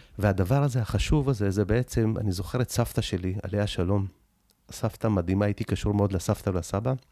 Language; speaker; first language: Hebrew; early bilingual, other home language; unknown